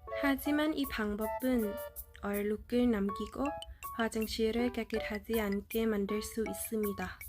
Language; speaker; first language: Korean; non-native, learner; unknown